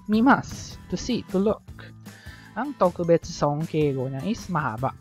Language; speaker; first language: English; non-native, local second language; Filipino